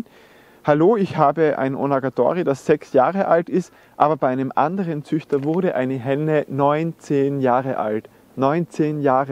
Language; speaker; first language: German; native; German